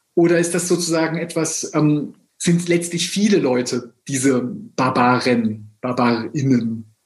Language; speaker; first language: German; native; German